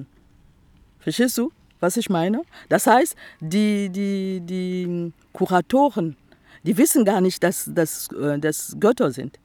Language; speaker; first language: German; non-native, fluent; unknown